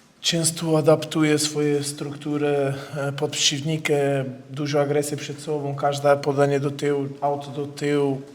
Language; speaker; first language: Polish; non-native, fluent; Portuguese